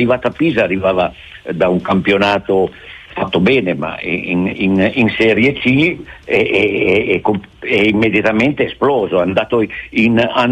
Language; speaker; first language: Italian; native; Italian